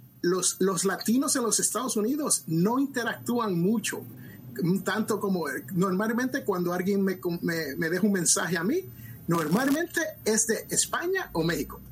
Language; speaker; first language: Spanish; early bilingual, other home language; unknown